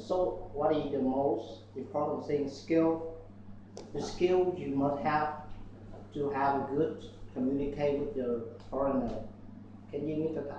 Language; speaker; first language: English; non-native, learner; Vietnamese